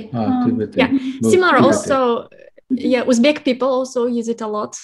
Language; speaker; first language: English; non-native, fluent; Kazakh